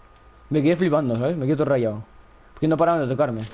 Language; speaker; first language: Spanish; native; Spanish